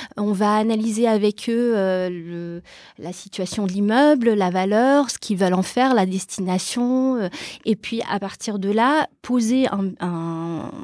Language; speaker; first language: French; early bilingual, other home language; Portuguese